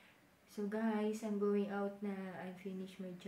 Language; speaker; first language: English; non-native, local second language; Filipino